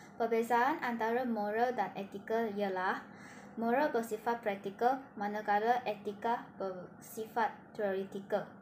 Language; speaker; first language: Malay; non-native, local second language; Chinese